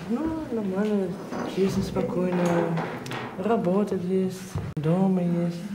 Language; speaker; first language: Russian; non-native, learner; Dutch